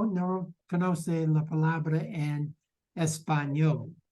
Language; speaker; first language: Spanish; non-native, learner; English